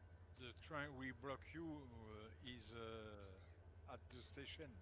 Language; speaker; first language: English; non-native, learner; French